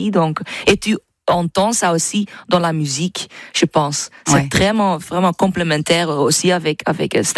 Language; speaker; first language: French; non-native, learner; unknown